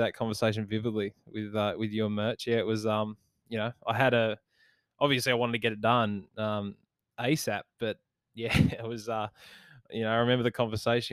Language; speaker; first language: English; native; English